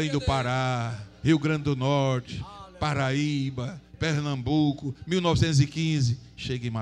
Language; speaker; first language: Portuguese; native; Portuguese